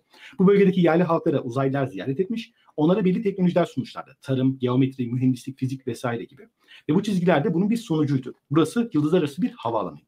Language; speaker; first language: Turkish; native; Turkish